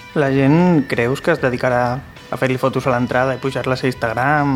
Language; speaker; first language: Catalan; non-native, local second language; Spanish